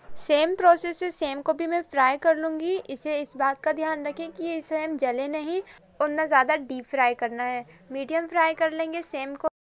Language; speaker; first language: Hindi; native; Hindi